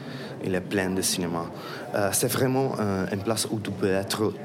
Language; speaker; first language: French; non-native, fluent; Italian